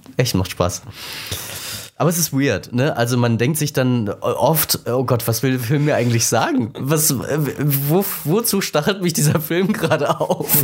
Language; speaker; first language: German; native; German